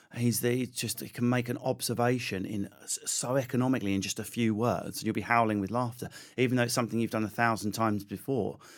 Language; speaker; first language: English; native; English